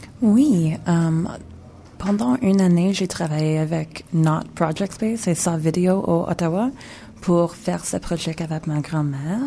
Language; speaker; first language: French; non-native, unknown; English